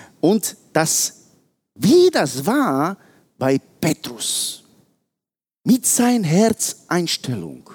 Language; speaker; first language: German; non-native, fluent; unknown